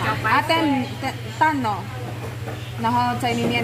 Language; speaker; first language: Chinese; non-native, learner; Filipino